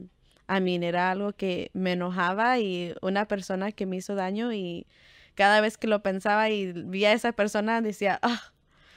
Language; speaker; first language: Spanish; early bilingual, heritage; Spanish